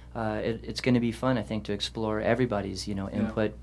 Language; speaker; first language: English; native; English